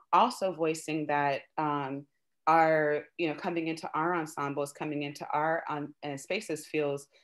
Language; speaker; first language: English; native; English